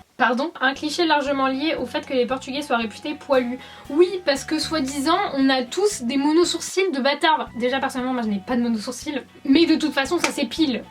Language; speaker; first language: French; native; French